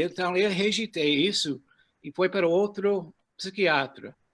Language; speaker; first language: Portuguese; non-native, fluent; English